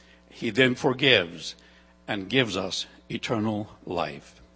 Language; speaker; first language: English; non-native, fluent; Ukrainian